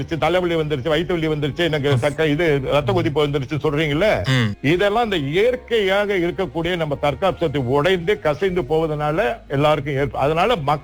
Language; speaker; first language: Tamil; early bilingual, heritage; Tamil